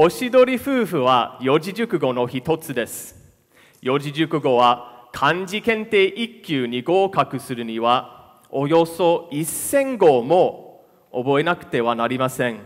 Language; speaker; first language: Japanese; non-native, fluent; English